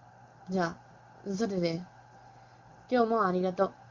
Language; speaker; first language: Japanese; non-native, learner; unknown